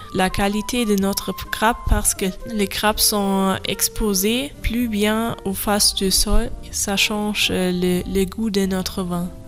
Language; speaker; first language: French; non-native, learner; German